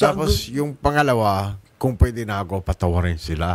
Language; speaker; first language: Filipino; non-native, learner; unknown